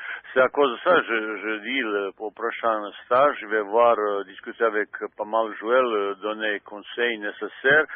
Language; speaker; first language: French; non-native, fluent; Bosnian